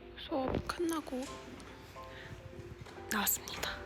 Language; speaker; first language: Korean; non-native, learner; Uzbek